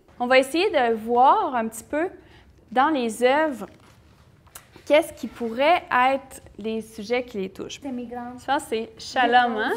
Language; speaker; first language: French; native; French